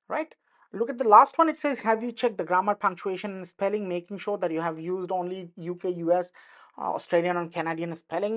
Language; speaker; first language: English; non-native, local second language; Bangla